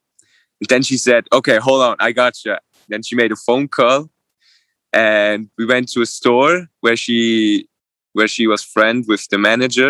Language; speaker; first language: English; non-native, fluent; Swiss German